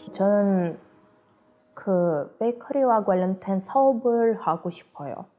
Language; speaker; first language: Korean; non-native, learner; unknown